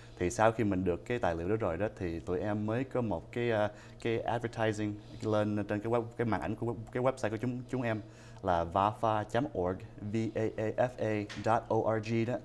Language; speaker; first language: Vietnamese; early bilingual, heritage; Vietnamese